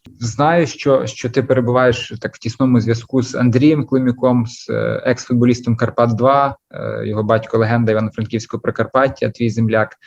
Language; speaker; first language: Ukrainian; native; Ukrainian